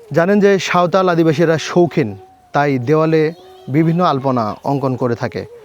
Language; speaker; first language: Bangla; native; Bangla